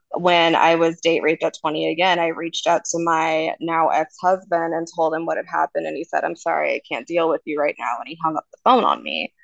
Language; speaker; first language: English; native; English